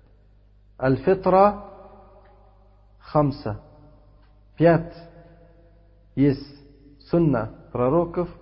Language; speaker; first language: Russian; non-native, fluent; Uzbek